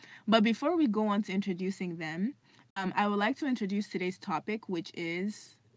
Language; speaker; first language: English; native; English